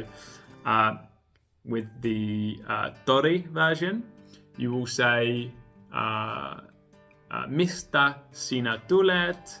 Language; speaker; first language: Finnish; non-native, learner; English